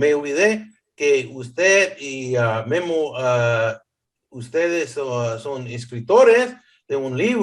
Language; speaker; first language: Spanish; early bilingual, heritage; English